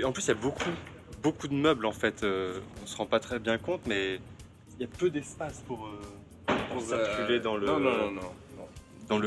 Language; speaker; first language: French; native; French